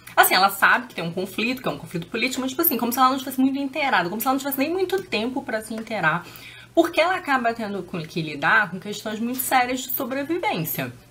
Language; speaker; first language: Portuguese; native; Portuguese